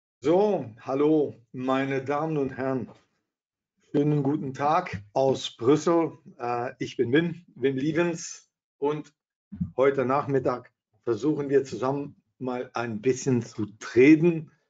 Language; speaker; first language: German; non-native, fluent; Dutch